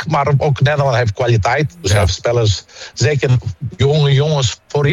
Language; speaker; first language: Dutch; non-native, fluent; Greek